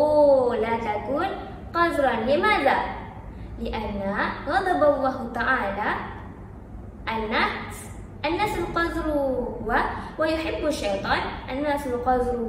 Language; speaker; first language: Arabic; non-native, learner; Malay